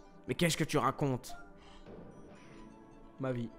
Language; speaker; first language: French; native; French